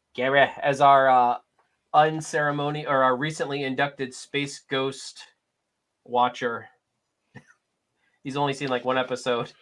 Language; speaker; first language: English; native; English